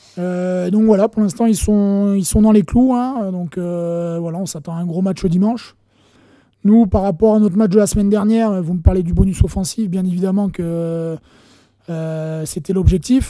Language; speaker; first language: French; native; French